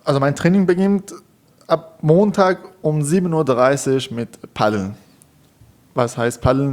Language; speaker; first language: German; non-native, learner; Persian